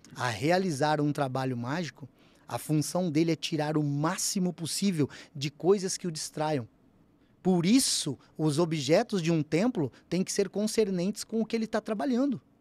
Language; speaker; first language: Portuguese; native; Portuguese